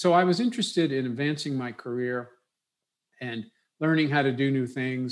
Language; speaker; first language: English; native; English